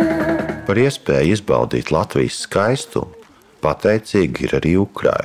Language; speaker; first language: Latvian; native; Latvian